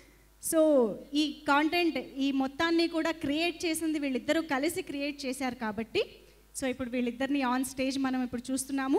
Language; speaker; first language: Telugu; native; Telugu